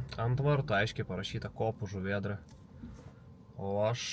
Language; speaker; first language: Lithuanian; native; Lithuanian